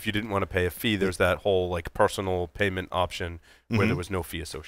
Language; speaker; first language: English; native; English